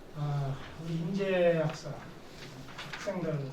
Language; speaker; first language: Korean; native; Korean